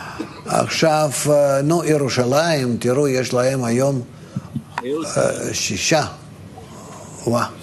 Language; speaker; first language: Hebrew; non-native, fluent; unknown